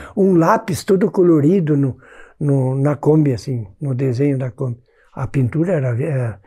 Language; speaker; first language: Portuguese; non-native, local second language; German